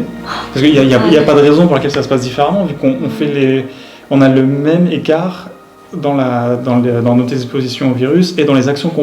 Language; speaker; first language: French; native; French